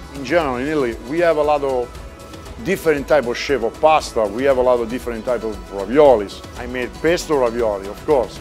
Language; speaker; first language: English; non-native, fluent; Italian